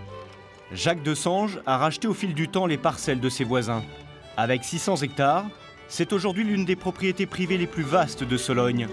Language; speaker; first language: French; native; French